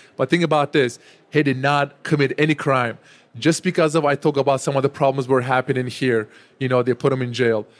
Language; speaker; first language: English; non-native, fluent; Turkish